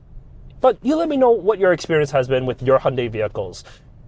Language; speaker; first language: English; native; English